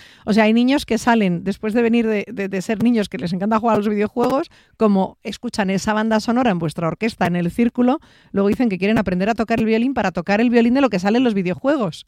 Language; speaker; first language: Spanish; native; Spanish